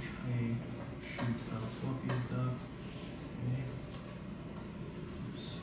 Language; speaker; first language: English; non-native, fluent; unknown